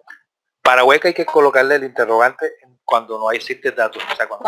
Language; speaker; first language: Spanish; native; Spanish